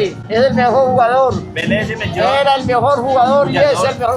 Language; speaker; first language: Spanish; native; Spanish